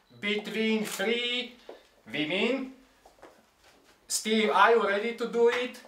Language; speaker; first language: English; non-native, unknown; Slovak